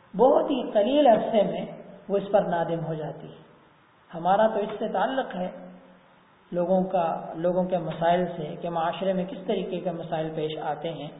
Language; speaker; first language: Urdu; native; Urdu